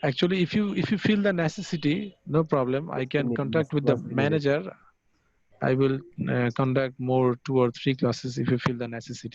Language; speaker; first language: English; non-native, fluent; Bangla